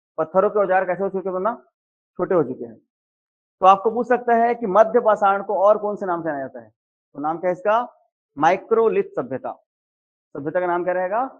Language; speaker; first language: Hindi; native; Hindi